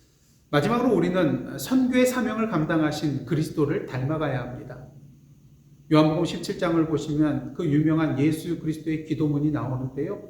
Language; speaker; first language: Korean; native; Korean